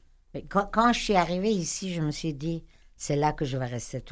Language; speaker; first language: French; non-native, fluent; Persian